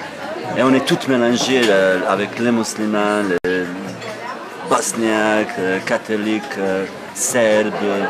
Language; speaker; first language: French; non-native, fluent; Bosnian